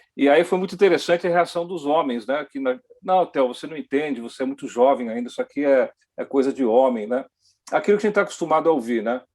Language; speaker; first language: Portuguese; early bilingual, other home language; Dutch